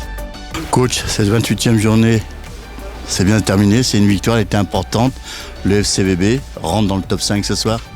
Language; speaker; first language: French; native; French